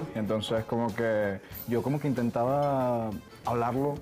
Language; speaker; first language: Spanish; native; Spanish